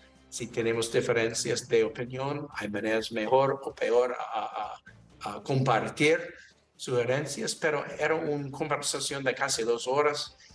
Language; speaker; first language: Spanish; non-native, learner; English